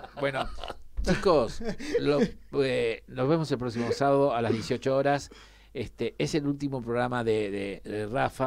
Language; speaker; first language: Spanish; native; Spanish